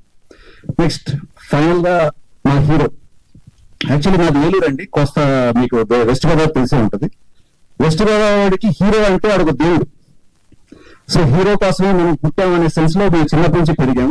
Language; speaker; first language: Telugu; native; Telugu